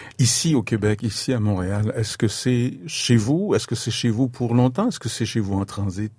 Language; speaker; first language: French; native; French